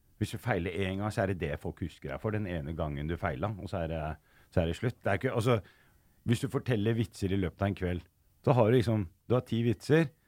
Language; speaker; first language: Norwegian; early bilingual, other home language; Arabic